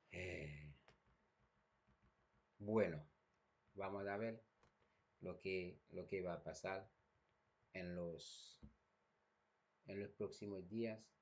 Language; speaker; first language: Spanish; non-native, fluent; Haitian Creole